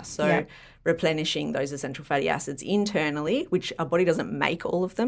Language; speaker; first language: English; native; English